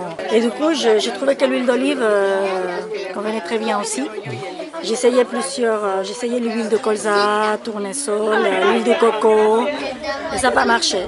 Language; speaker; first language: French; non-native, fluent; Spanish